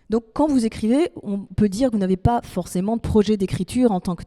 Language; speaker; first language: French; native; French